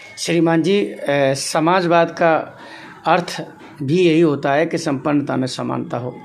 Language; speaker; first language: Hindi; native; Hindi